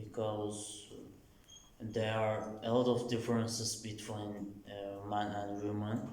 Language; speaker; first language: English; non-native, learner; Turkish